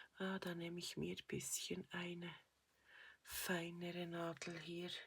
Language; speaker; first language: German; native; German